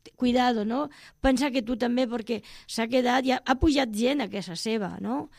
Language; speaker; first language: Catalan; non-native, local second language; Spanish